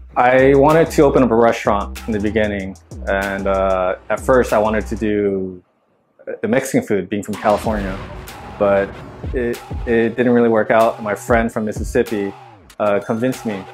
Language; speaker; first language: English; native; English